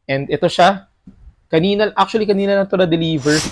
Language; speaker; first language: Filipino; native; Filipino